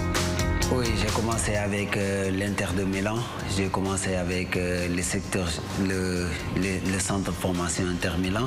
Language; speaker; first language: French; non-native, local second language; Wolof